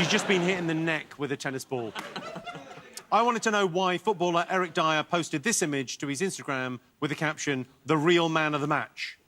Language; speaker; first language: English; native; English